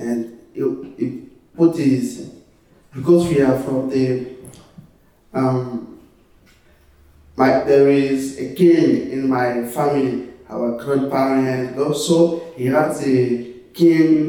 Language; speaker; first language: English; non-native, learner; French